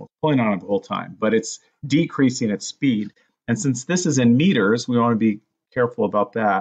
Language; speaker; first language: English; native; English